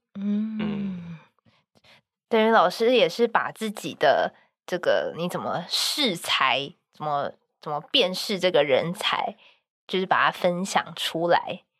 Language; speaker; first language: Chinese; native; Chinese